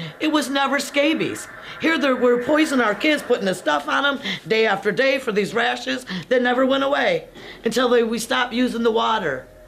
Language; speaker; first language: English; native; English